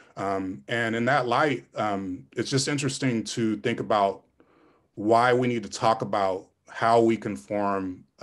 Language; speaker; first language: English; native; English